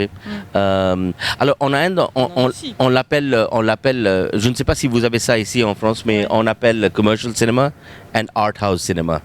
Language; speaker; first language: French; non-native, fluent; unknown